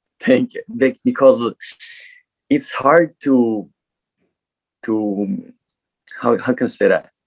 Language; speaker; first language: English; non-native, learner; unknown